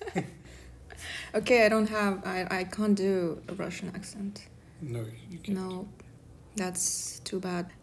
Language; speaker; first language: English; non-native, fluent; Kazakh